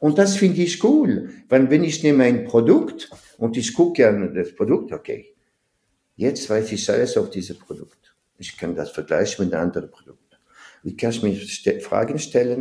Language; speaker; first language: German; non-native, fluent; French